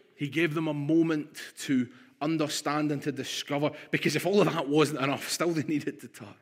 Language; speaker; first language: English; native; English